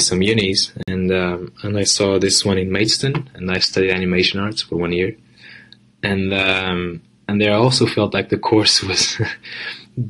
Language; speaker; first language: English; non-native, fluent; Portuguese